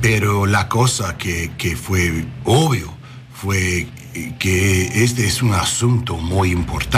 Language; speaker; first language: Spanish; non-native, learner; English